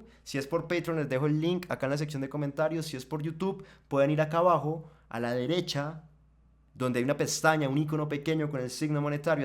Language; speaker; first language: Spanish; native; Spanish